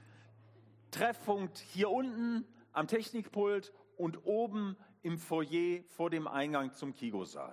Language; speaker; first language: German; native; German